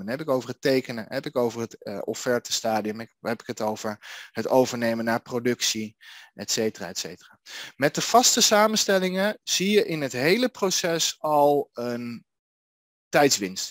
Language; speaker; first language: Dutch; native; Dutch